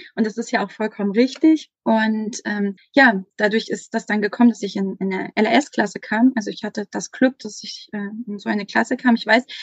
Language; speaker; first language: German; native; German